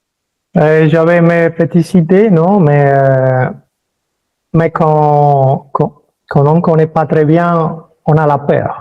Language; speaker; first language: French; early bilingual, other home language; Spanish